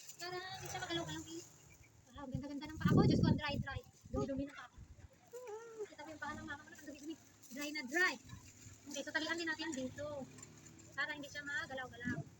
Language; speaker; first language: Filipino; non-native, local second language; Hiligaynon